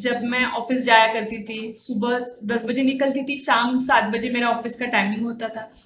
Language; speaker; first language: Hindi; non-native, local second language; Marathi